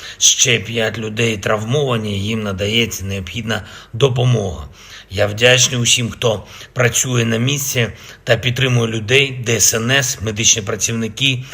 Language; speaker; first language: Ukrainian; non-native, local second language; Russian